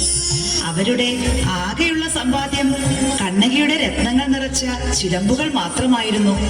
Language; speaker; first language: Malayalam; native; Malayalam